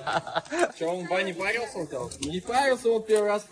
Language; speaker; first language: Russian; native; Russian